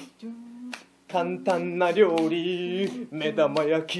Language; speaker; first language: Japanese; native; Japanese